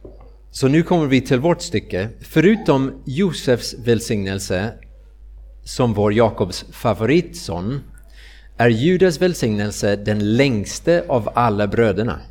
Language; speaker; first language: Swedish; non-native, fluent; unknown